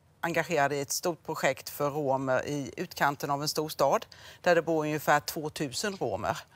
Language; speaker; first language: Swedish; native; Swedish